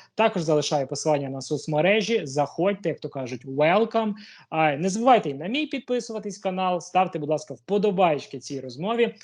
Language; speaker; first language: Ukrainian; native; Ukrainian